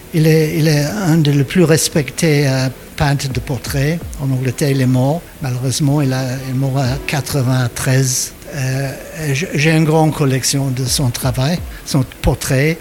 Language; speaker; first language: French; non-native, learner; English